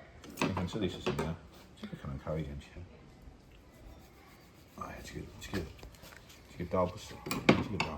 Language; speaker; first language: Chinese; non-native, learner; English